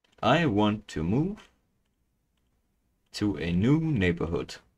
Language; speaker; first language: English; non-native, fluent; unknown